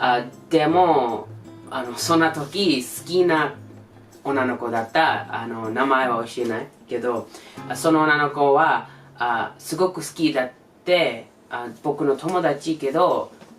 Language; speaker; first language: Japanese; non-native, learner; English